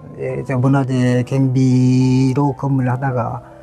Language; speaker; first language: Korean; native; Korean